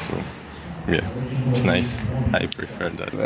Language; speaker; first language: English; non-native, learner; French